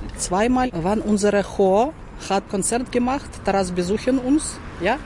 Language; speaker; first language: German; non-native, learner; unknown